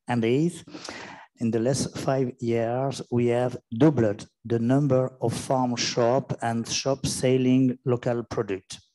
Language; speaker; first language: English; non-native, learner; French